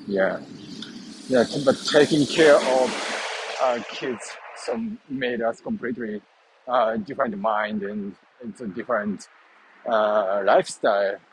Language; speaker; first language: English; non-native, learner; Japanese